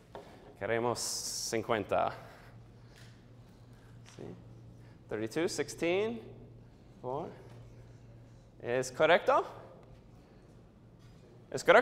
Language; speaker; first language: Spanish; non-native, learner; English